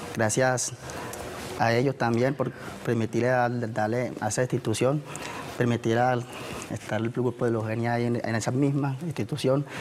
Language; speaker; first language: Spanish; native; Spanish